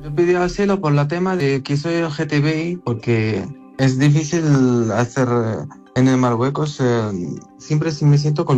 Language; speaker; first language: Spanish; non-native, learner; Arabic